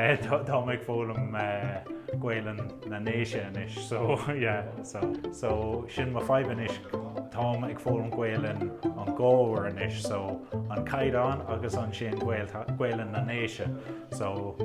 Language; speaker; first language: Irish; non-native, local second language; English